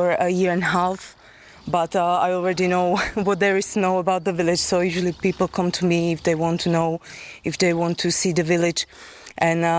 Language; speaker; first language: English; non-native, fluent; Slovak